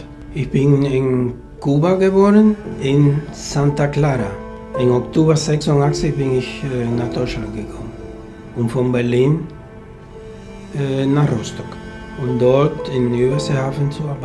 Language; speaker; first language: German; non-native, fluent; Spanish